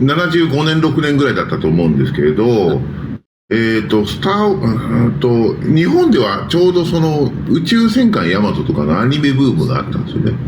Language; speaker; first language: Japanese; native; Japanese